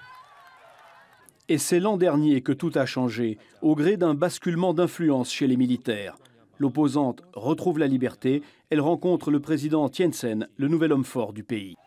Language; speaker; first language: French; native; French